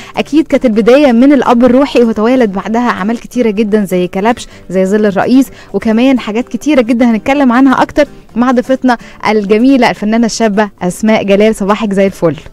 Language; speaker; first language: Arabic; native; Arabic